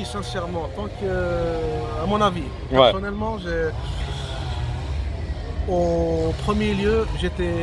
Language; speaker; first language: French; non-native, local second language; Kabyle